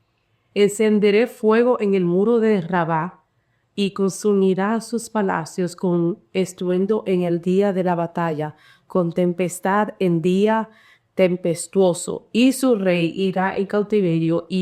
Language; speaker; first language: Spanish; early bilingual, heritage; Spanish